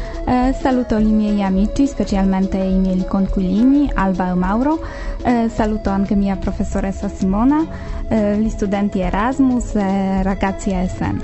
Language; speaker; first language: Italian; non-native, fluent; Polish